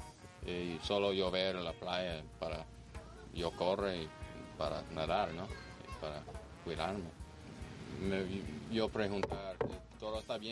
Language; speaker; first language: Spanish; non-native, learner; English